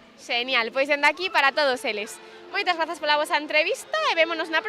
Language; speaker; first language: Galician; native; Galician